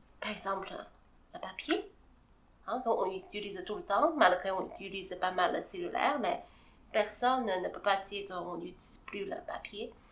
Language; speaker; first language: French; non-native, fluent; Chinese